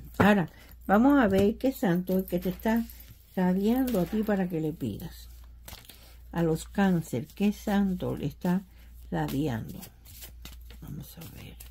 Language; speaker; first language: Spanish; native; Spanish